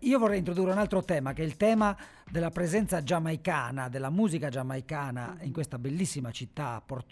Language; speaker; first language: Italian; native; Italian